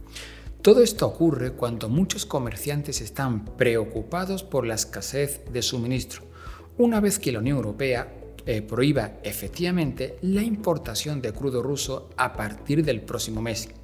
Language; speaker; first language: Spanish; native; Spanish